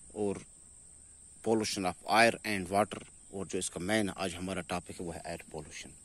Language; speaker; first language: Urdu; non-native, local second language; Kashmiri